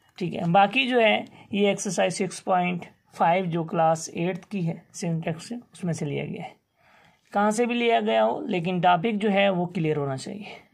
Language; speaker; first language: Urdu; non-native, local second language; Sindhi